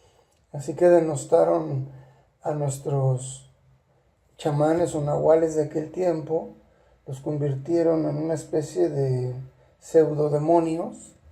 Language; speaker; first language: Spanish; native; Spanish